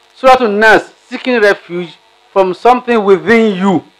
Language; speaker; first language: English; non-native, local second language; Yoruba